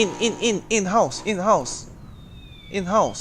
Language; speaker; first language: English; non-native, learner; Korean